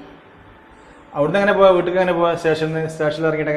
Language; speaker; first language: Malayalam; native; Malayalam